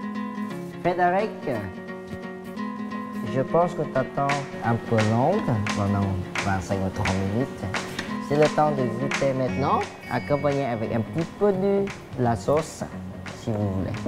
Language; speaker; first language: French; non-native, fluent; Vietnamese